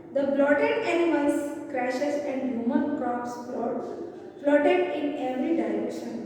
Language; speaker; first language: English; non-native, local second language; Hindi